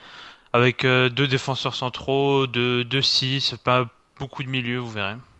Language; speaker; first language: French; native; French